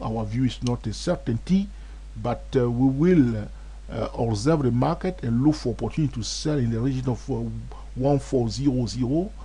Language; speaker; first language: English; non-native, fluent; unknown